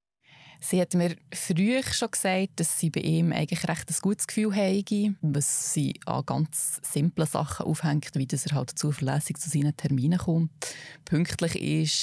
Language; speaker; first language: German; native; German